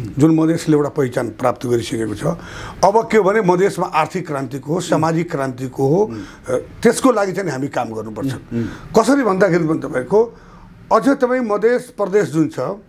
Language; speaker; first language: Nepali; non-native, local second language; Bhojpuri